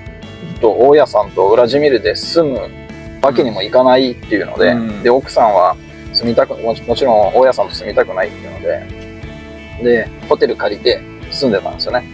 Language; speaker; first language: Japanese; native; Japanese